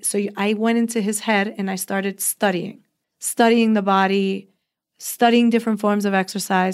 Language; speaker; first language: English; early bilingual, other home language; Spanish